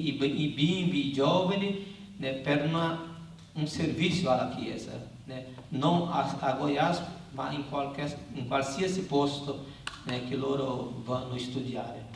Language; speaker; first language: Italian; non-native, learner; Portuguese